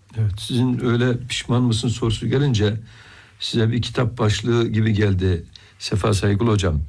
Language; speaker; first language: Turkish; native; Turkish